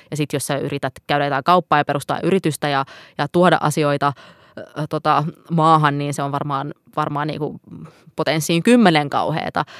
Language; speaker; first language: Finnish; non-native, local second language; Swedish